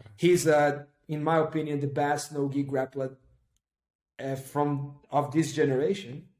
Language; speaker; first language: English; non-native, fluent; Portuguese